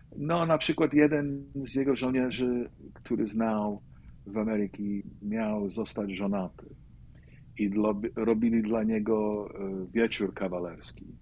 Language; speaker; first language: Polish; early bilingual, heritage; Polish